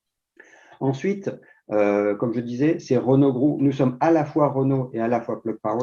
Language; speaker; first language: French; native; French